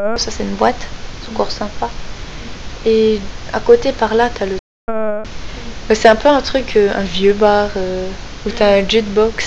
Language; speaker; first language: French; native; French